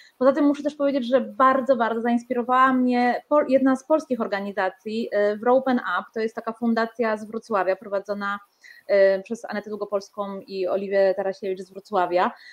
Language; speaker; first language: Polish; native; Polish